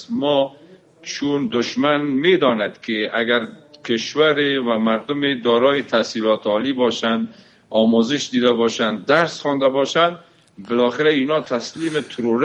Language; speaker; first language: Persian; native; Persian